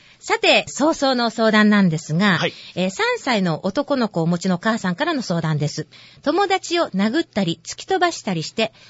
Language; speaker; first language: Japanese; native; Japanese